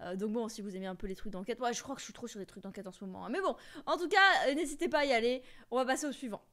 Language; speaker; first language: French; native; French